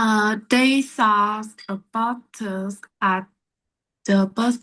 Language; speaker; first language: English; non-native, learner; Vietnamese